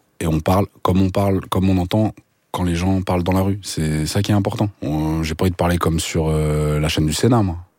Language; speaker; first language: French; native; French